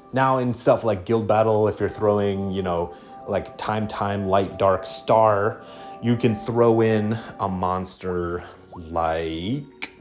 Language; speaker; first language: English; native; English